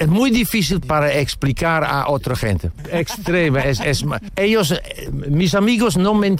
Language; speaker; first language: Spanish; non-native, learner; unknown